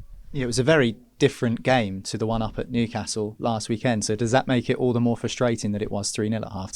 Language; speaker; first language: English; native; English